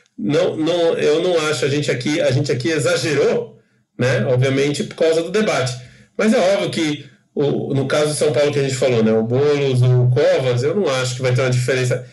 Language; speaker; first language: Portuguese; native; Portuguese